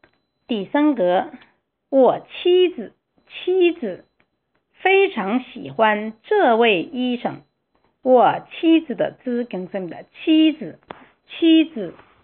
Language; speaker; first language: Chinese; non-native, fluent; Korean